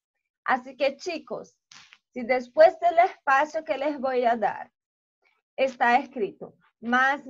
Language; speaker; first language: Spanish; non-native, fluent; Portuguese